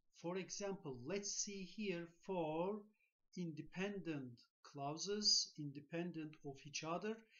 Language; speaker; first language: English; non-native, fluent; Turkish